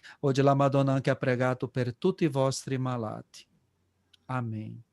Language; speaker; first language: Italian; non-native, fluent; Portuguese